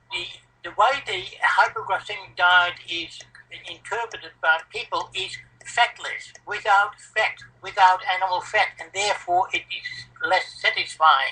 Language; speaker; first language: English; non-native, fluent; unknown